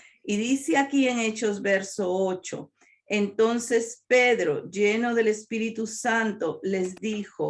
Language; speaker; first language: Spanish; native; Spanish